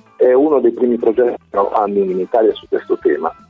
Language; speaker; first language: Italian; native; Italian